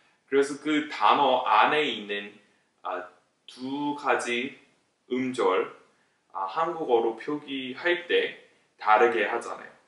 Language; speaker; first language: Korean; non-native, fluent; English